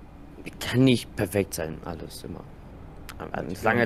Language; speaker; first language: German; native; German